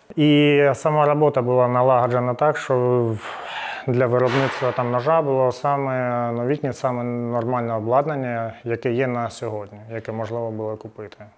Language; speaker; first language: Ukrainian; non-native, local second language; Russian